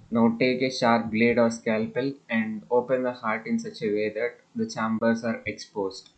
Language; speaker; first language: English; non-native, local second language; Telugu